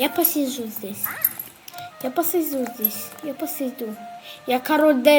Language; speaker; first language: Russian; non-native, local second language; Kazakh